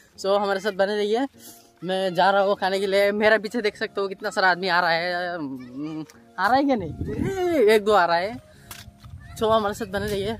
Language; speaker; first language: Hindi; non-native, local second language; Bangla